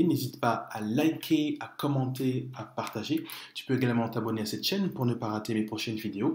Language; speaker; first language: French; native; French